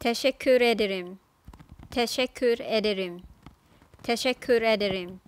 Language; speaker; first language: Turkish; non-native, fluent; Thai